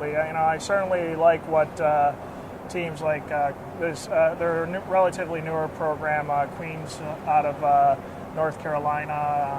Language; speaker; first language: English; native; English